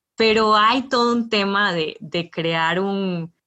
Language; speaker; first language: Spanish; native; Spanish